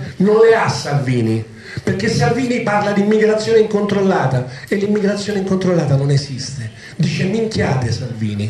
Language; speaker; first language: Italian; native; Italian